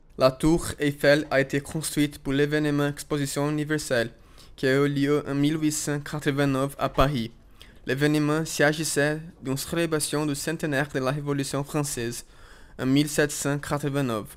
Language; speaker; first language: French; non-native, fluent; Portuguese